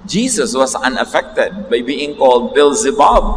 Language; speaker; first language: English; non-native, local second language; Filipino